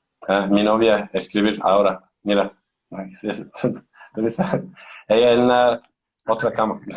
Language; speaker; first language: Spanish; non-native, learner; Turkish